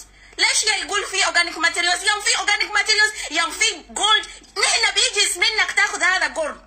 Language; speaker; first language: Arabic; non-native, learner; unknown